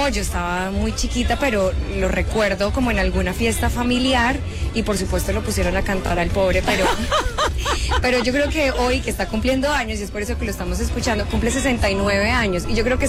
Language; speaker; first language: Spanish; native; Spanish